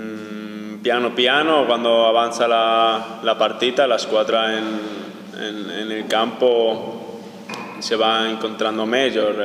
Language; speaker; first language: Italian; non-native, learner; Spanish